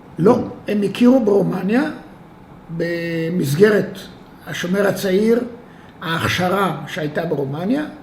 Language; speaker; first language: Hebrew; native; Hebrew